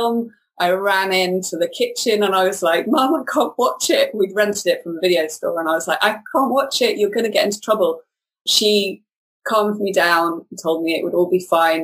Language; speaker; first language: English; native; English